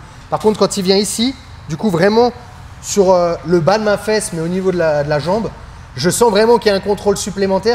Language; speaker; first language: French; native; French